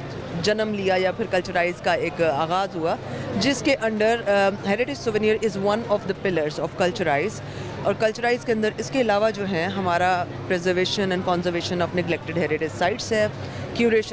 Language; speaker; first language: Hindi; native; Hindi